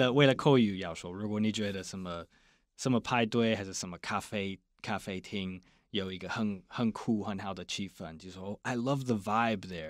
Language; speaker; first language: Chinese; non-native, fluent; English